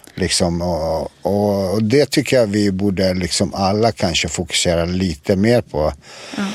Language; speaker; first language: Swedish; early bilingual, other home language; Serbian